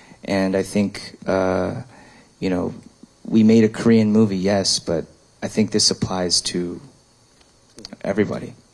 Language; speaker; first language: English; early bilingual, other home language; Korean